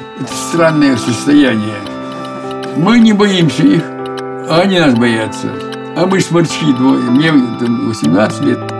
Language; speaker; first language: Russian; native; Russian